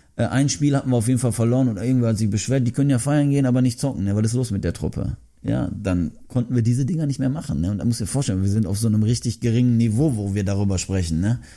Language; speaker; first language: German; early bilingual, other home language; Turkish